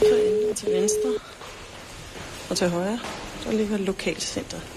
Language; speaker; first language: Danish; native; Danish